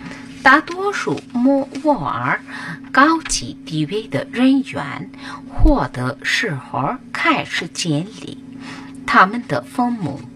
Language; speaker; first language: Chinese; non-native, fluent; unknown